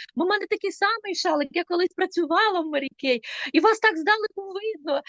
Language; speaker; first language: Ukrainian; non-native, local second language; Russian